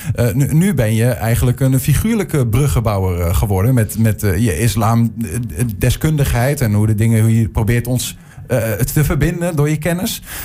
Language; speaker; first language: Dutch; native; Dutch